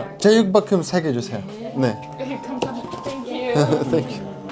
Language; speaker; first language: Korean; non-native, learner; Russian